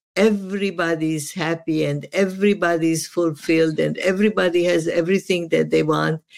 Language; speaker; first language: English; non-native, fluent; Serbian